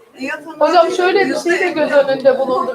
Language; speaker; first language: Turkish; native; Turkish